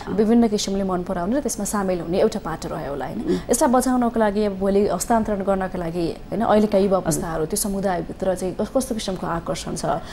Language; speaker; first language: Nepali; native; Nepali